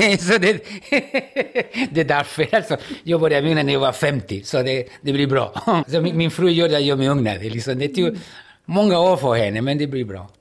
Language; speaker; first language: Swedish; non-native, fluent; Spanish